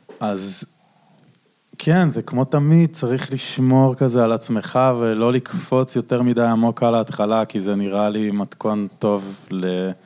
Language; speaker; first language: Hebrew; native; Hebrew